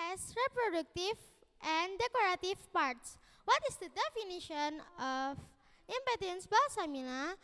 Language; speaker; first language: English; non-native, learner; Indonesian